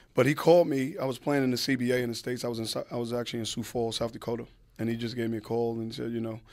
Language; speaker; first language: English; native; English